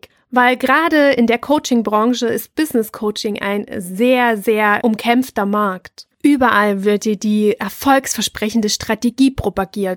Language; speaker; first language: German; native; German